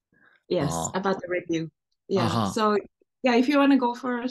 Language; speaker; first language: English; non-native, fluent; Japanese